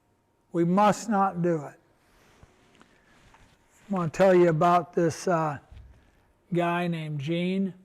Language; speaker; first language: English; native; English